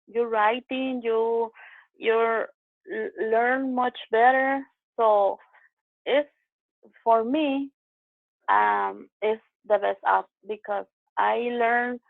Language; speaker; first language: English; non-native, learner; Spanish